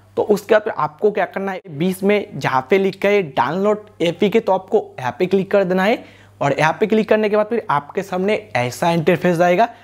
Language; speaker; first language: Hindi; non-native, local second language; Bangla